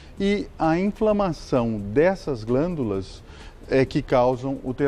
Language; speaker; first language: Portuguese; native; Portuguese